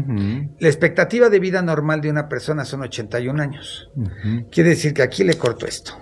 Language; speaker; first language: Spanish; native; Spanish